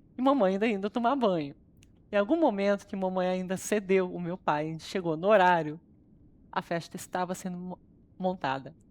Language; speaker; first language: Portuguese; early bilingual, other home language; Russian